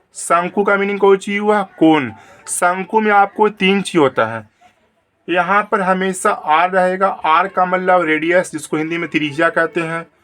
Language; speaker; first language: Hindi; native; Hindi